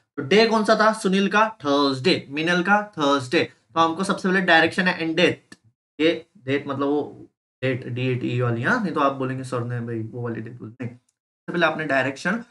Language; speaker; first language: Hindi; native; Hindi